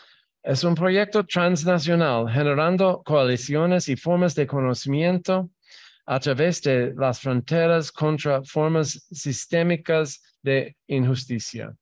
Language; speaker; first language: Spanish; non-native, fluent; English